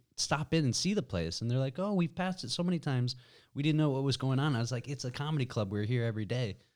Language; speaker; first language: English; native; English